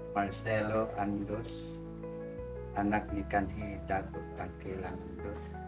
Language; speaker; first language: Cebuano; non-native, local second language; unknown